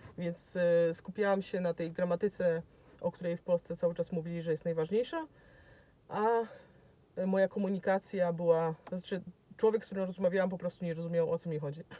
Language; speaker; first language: Polish; native; Polish